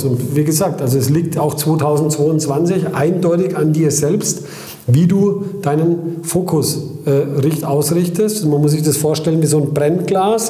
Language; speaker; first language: German; native; German